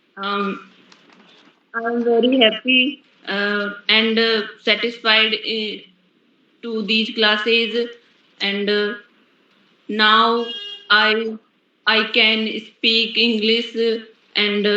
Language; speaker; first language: English; non-native, learner; Hindi